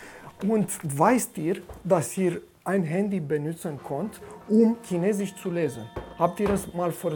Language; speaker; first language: German; non-native, fluent; Romanian